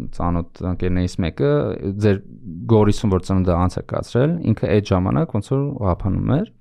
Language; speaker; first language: Armenian; native; Armenian